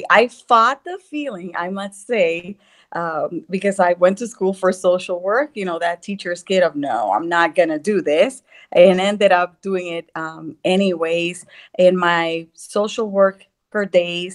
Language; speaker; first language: English; non-native, fluent; Spanish